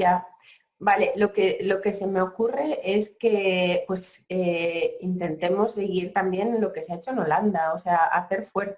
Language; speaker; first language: Spanish; native; Spanish